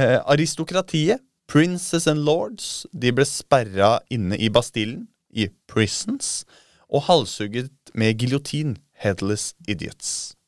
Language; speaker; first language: Norwegian; native; Norwegian